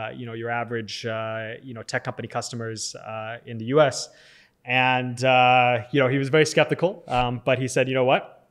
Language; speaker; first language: English; native; English